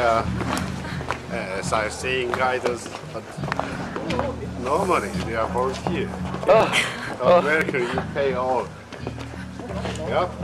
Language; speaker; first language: English; non-native, learner; Korean